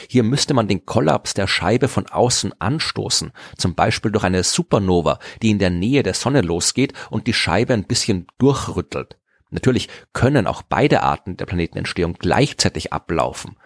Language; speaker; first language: German; native; German